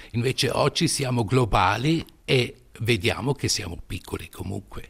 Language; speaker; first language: Italian; non-native, local second language; German